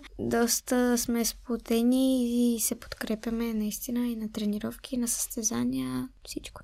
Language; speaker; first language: Bulgarian; early bilingual, other home language; Arabic